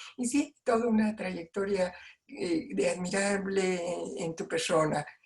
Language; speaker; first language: Spanish; native; Spanish